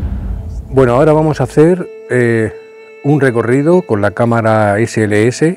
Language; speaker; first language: Spanish; native; Spanish